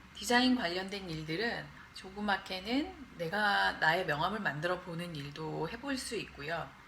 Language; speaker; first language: Korean; native; Korean